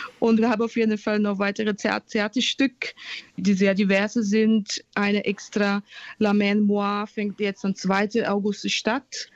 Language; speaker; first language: German; non-native, fluent; Portuguese